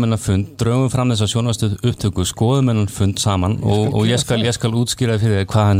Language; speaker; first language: Icelandic; native; Icelandic